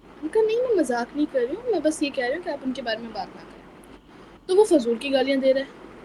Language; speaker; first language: Urdu; native; Urdu